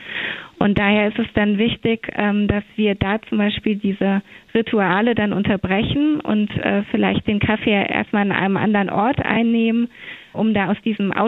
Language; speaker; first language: German; native; German